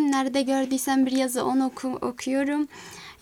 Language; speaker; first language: Turkish; early bilingual, other home language; Azerbaijani